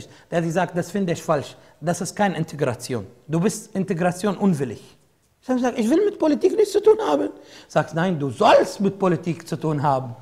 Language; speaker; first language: German; non-native, fluent; Arabic